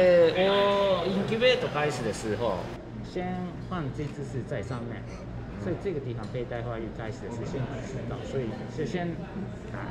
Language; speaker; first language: Chinese; non-native, learner; Japanese